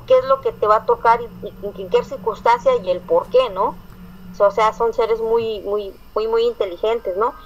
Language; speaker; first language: Spanish; native; Spanish